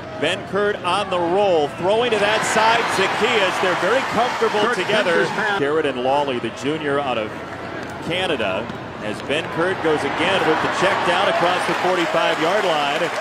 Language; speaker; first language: English; native; English